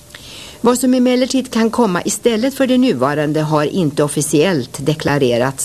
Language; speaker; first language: Swedish; native; Swedish